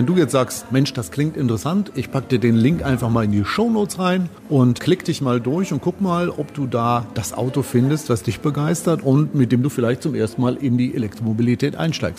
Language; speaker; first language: German; native; German